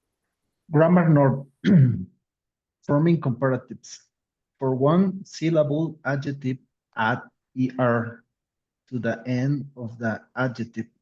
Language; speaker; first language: English; non-native, learner; Spanish